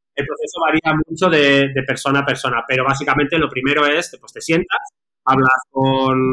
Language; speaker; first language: Spanish; native; Spanish